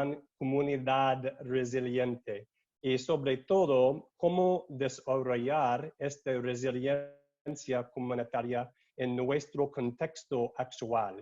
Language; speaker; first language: Spanish; non-native, learner; English